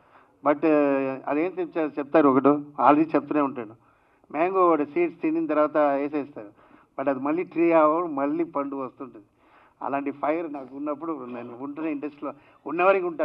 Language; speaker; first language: Telugu; non-native, learner; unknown